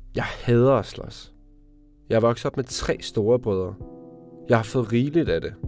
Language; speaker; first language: Danish; native; Danish